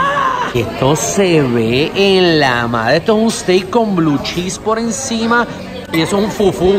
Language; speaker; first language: Spanish; native; Spanish